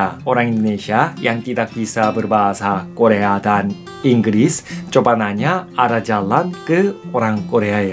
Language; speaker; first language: Indonesian; non-native, fluent; Korean